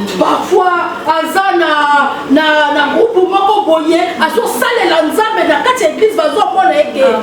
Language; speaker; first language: Lingala; native; Lingala